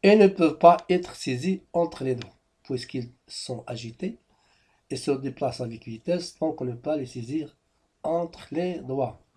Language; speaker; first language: French; non-native, local second language; Arabic